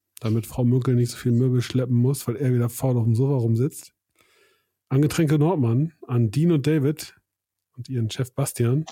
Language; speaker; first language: German; native; German